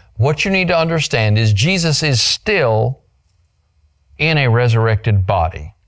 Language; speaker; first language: English; native; English